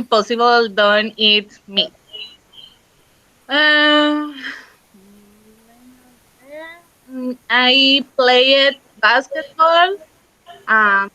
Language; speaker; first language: English; non-native, learner; Spanish